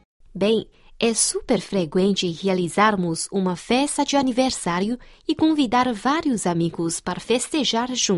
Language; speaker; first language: Portuguese; non-native, fluent; Chinese